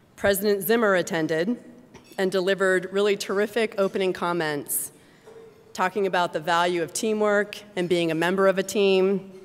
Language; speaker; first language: English; native; English